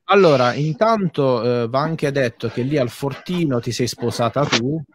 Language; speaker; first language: Italian; native; Italian